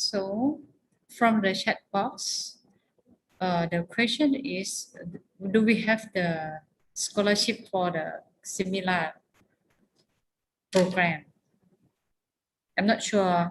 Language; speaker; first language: English; non-native, fluent; Thai